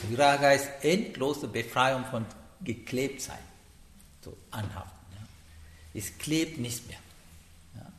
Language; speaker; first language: German; non-native, learner; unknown